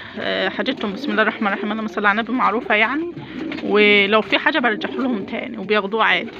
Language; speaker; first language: Arabic; native; Arabic